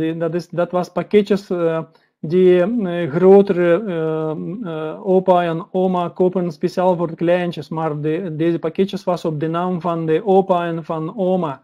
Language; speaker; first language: Dutch; non-native, learner; Russian